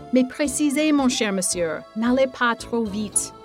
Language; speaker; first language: French; non-native, fluent; English